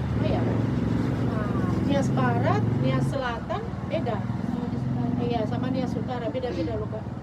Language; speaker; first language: Indonesian; non-native, local second language; Nias